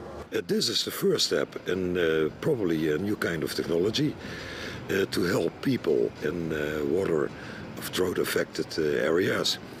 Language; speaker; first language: English; non-native, fluent; Dutch